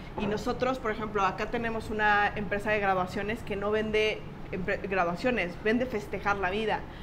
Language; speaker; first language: Spanish; native; Spanish